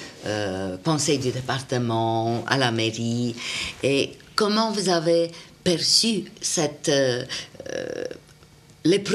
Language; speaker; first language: French; non-native, fluent; Romanian